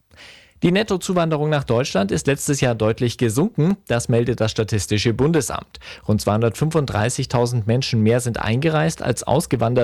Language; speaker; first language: German; native; German